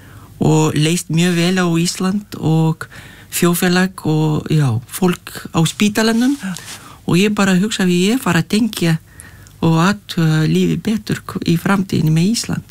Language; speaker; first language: Icelandic; non-native, fluent; Lithuanian